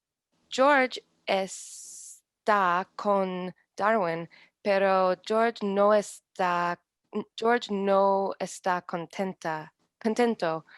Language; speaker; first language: Spanish; non-native, learner; English